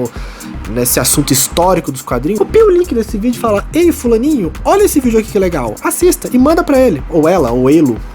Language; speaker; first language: Portuguese; native; Portuguese